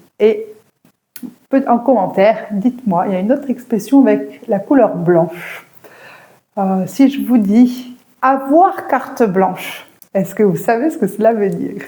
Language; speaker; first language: French; native; French